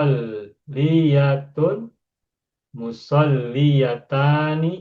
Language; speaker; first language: Arabic; non-native, fluent; Indonesian